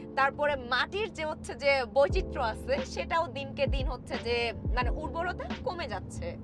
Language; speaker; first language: Bangla; native; Bangla